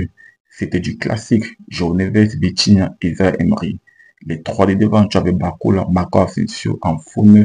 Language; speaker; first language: French; native; French